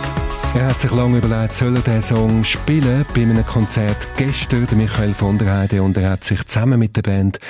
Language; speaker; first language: German; native; German